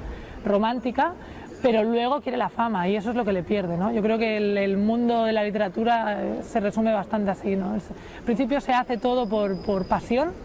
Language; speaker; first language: Spanish; native; Spanish